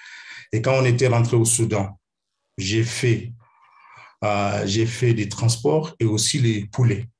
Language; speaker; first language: French; non-native, fluent; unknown